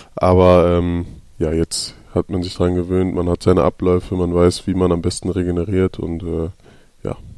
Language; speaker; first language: German; native; German